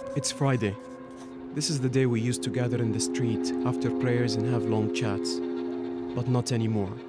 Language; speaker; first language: English; non-native, fluent; Burmese